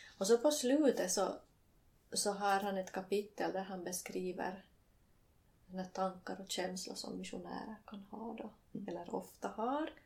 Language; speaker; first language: Swedish; native; Swedish